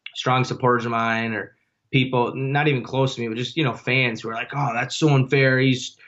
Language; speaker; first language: English; native; English